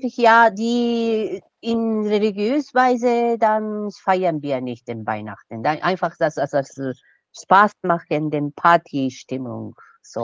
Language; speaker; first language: German; non-native, fluent; Japanese